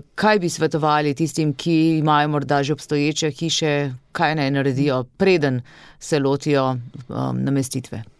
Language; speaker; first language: Slovenian; native; Slovenian